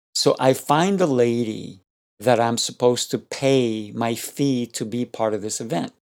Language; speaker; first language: English; non-native, fluent; Spanish